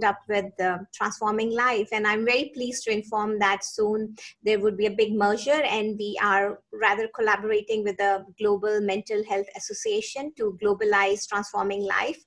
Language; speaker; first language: English; non-native, local second language; Hindi